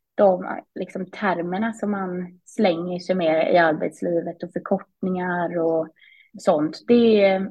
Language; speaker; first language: Swedish; native; Swedish